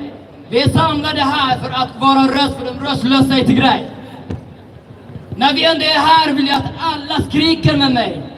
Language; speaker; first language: Swedish; early bilingual, other home language; Tigrinya